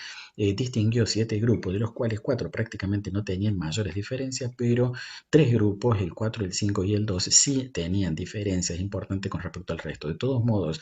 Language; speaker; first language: Spanish; native; Spanish